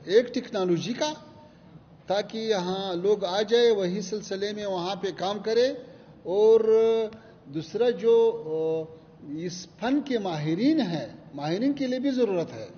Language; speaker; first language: Hindi; non-native, learner; Pashto